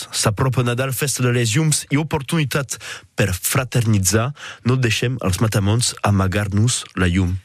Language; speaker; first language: Catalan; non-native, local second language; French